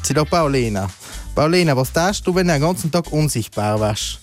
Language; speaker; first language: German; native; German